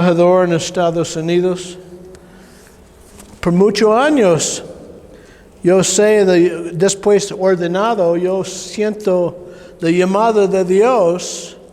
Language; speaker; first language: Spanish; non-native, learner; English